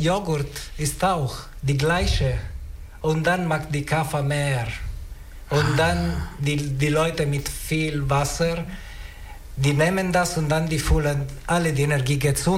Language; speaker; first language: German; non-native, learner; Italian